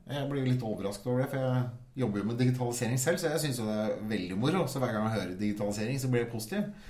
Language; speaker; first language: Norwegian; native; Norwegian